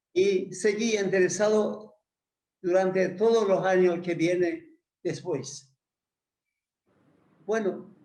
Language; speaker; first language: Spanish; non-native, fluent; Persian